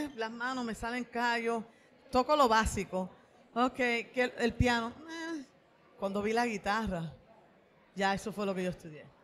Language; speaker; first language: Spanish; native; Spanish